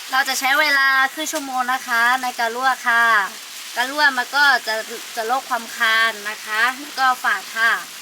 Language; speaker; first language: Thai; non-native, local second language; Lahu